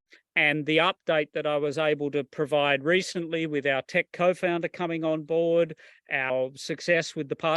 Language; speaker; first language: English; native; English